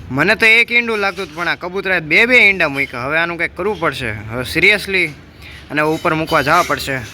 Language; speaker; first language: Gujarati; native; Gujarati